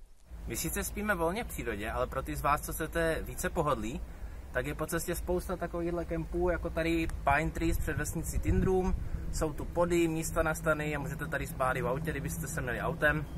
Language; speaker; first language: Czech; native; Czech